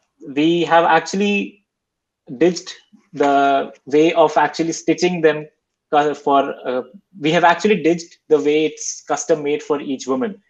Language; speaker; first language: English; non-native, local second language; Hindi